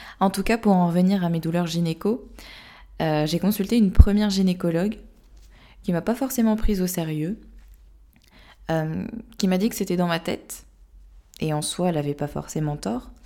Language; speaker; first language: French; native; French